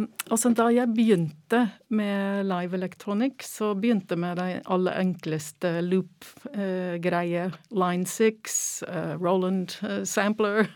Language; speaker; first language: Norwegian; non-native, fluent; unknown